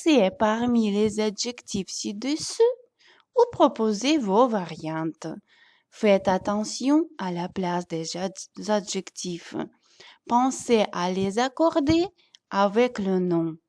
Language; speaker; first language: French; non-native, fluent; Russian